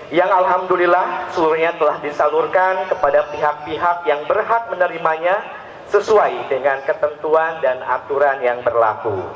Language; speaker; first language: Indonesian; native; Indonesian